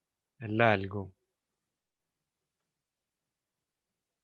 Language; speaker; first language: Spanish; native; Spanish